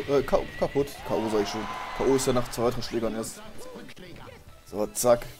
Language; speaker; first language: German; native; German